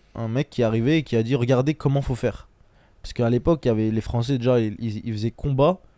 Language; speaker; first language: French; early bilingual, other home language; Chechen